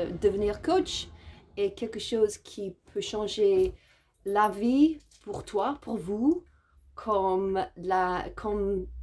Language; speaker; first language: French; non-native, learner; English